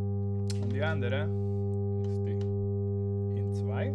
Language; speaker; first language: German; non-native, learner; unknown